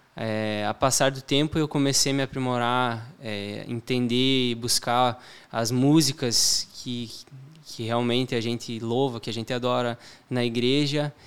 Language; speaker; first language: Portuguese; native; Portuguese